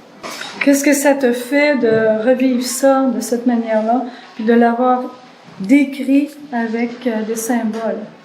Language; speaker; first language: French; native; French